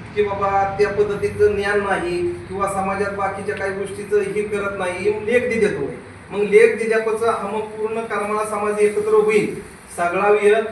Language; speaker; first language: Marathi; non-native, local second language; Rajasthani